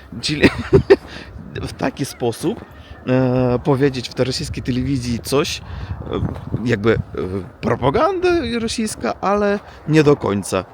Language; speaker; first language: Polish; non-native, fluent; Russian